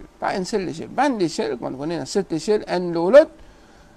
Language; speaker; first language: French; non-native, local second language; Morisyen